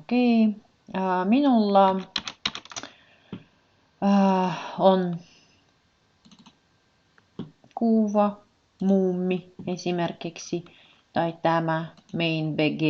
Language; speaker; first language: Finnish; non-native, learner; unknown